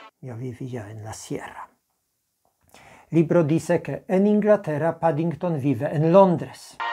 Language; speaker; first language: Spanish; non-native, fluent; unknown